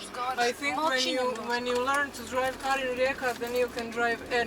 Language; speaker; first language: English; non-native, fluent; Croatian